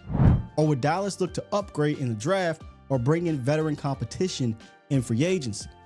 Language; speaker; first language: English; native; English